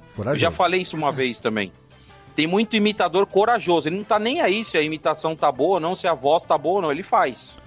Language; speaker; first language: Portuguese; native; Portuguese